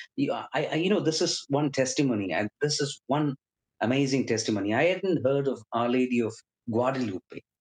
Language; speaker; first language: English; non-native, local second language; Malayalam